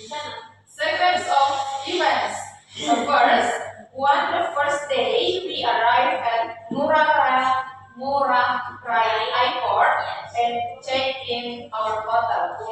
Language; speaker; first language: English; non-native, learner; Indonesian